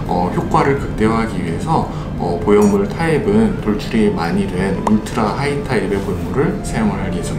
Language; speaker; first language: Korean; native; Korean